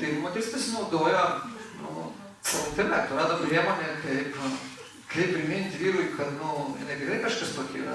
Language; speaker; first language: Lithuanian; native; Lithuanian